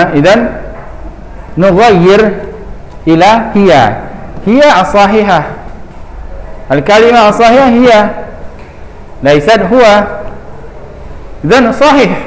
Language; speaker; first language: Arabic; non-native, fluent; Indonesian